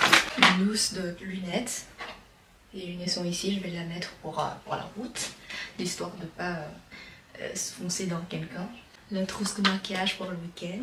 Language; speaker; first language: French; non-native, fluent; Vietnamese